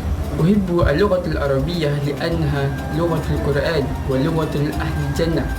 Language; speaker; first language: Arabic; non-native, learner; Malay